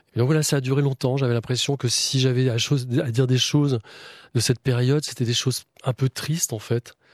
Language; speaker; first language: French; native; French